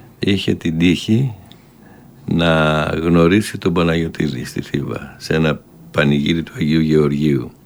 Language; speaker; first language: Greek; native; Greek